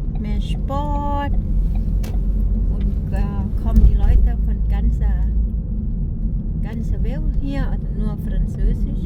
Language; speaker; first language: German; non-native, learner; Thai